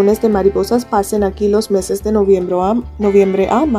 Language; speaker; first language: Spanish; non-native, learner; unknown